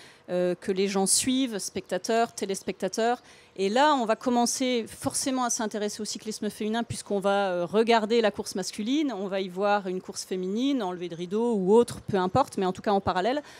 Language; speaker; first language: French; native; French